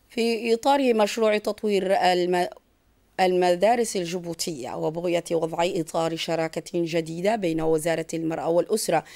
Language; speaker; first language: Arabic; non-native, local second language; Somali